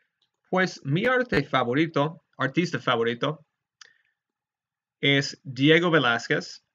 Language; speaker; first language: Spanish; non-native, fluent; English